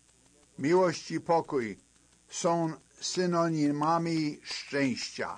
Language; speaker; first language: Polish; native; Polish